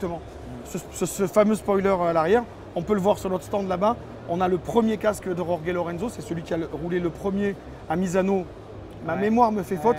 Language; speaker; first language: French; native; French